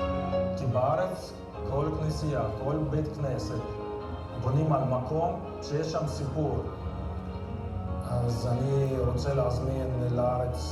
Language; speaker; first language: Hebrew; non-native, fluent; Russian